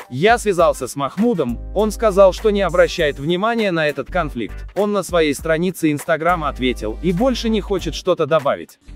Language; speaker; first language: Russian; non-native, local second language; Uzbek